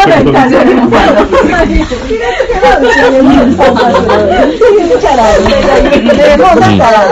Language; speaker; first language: Japanese; native; Japanese